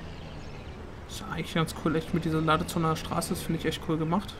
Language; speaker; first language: German; native; German